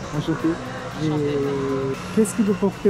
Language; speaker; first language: French; non-native, fluent; Japanese